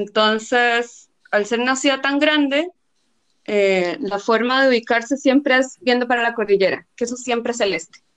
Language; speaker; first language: Spanish; native; Spanish